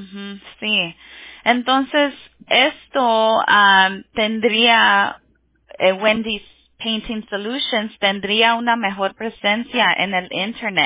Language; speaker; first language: Spanish; early bilingual, heritage; Spanish